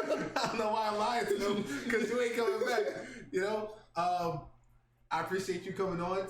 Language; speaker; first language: English; native; English